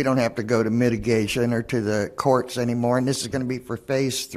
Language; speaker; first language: English; native; English